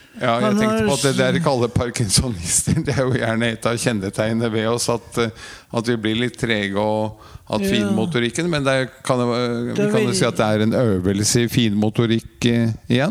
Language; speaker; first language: Norwegian; native; Norwegian